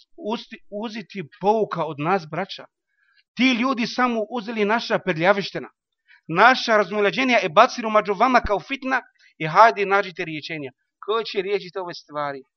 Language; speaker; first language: Bosnian; non-native, learner; Arabic